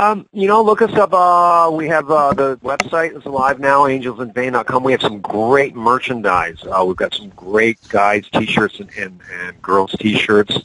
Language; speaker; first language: English; native; English